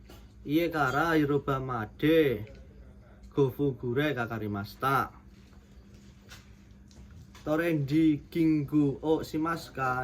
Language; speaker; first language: Japanese; non-native, learner; Indonesian